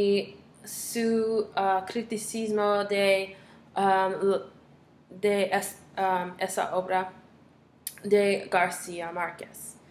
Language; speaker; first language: Spanish; non-native, learner; English